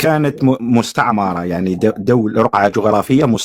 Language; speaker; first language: Arabic; native; Arabic